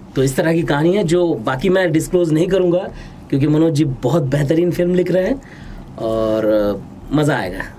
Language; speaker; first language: Hindi; native; Hindi